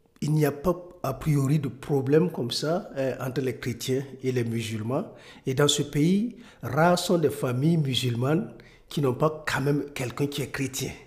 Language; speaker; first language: French; non-native, local second language; Mossi